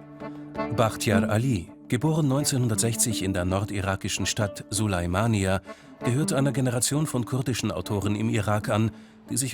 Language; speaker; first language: German; native; German